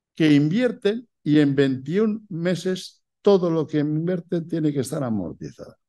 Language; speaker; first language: Spanish; native; Spanish